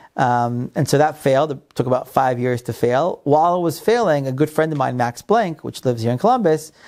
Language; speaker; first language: English; non-native, fluent; Hebrew